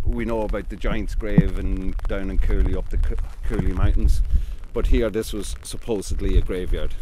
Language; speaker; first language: English; native; English